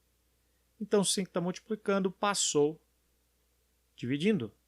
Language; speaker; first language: Portuguese; native; Portuguese